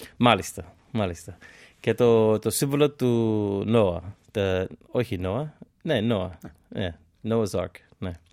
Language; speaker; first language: Greek; non-native, fluent; English